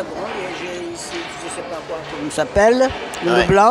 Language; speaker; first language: French; non-native, learner; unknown